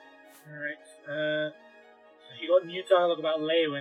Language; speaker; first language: English; native; English